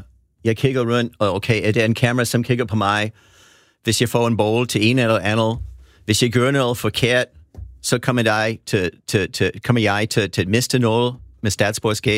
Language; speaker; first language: Danish; non-native, fluent; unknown